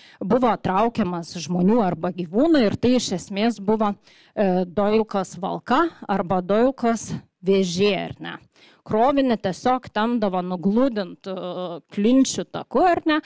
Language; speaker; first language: Lithuanian; native; Lithuanian